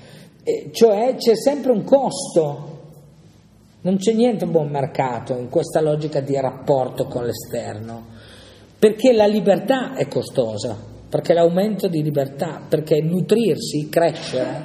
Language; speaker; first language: Italian; native; Italian